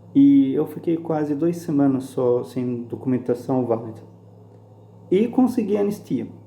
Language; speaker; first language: Portuguese; non-native, fluent; Arabic